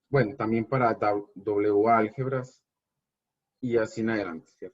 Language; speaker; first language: Spanish; native; Spanish